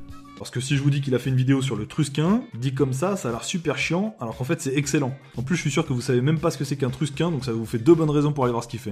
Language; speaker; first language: French; native; French